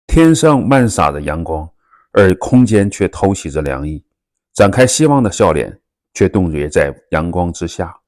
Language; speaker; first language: Chinese; native; Chinese